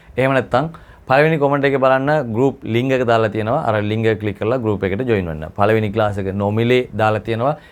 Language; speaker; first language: Sinhala; non-native, local second language; Tamil